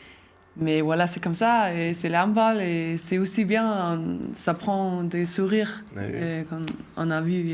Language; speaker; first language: French; non-native, learner; Danish